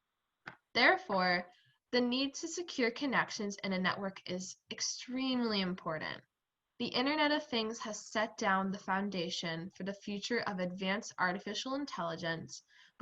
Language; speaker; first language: English; native; English